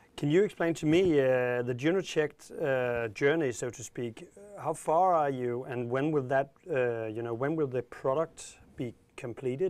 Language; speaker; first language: English; non-native, fluent; Danish